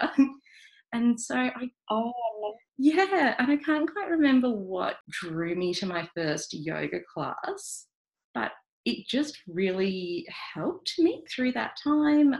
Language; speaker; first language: English; native; English